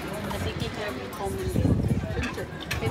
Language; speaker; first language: German; non-native, learner; Cebuano